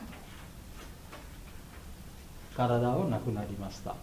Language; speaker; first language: Japanese; non-native, fluent; Bangla